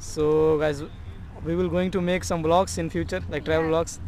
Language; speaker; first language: English; non-native, local second language; Hindi